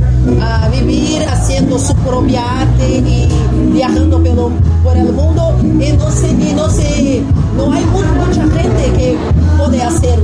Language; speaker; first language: Spanish; non-native, fluent; Portuguese